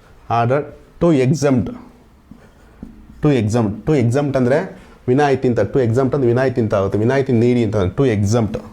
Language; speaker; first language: Kannada; native; Kannada